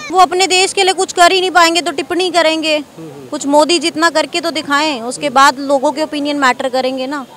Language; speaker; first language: Hindi; native; Hindi